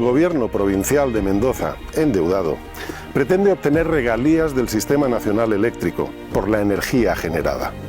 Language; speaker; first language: Spanish; native; Spanish